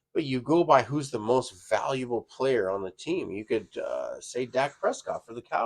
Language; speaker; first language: English; native; English